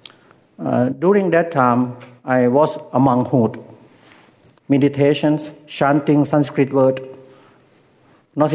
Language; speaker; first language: English; non-native, learner; Lao